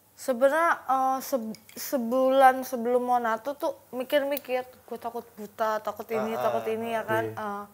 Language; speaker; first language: Indonesian; native; Indonesian